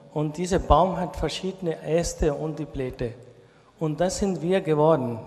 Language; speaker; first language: German; non-native, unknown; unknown